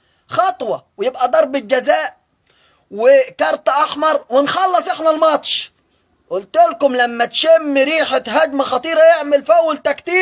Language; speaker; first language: Arabic; native; Arabic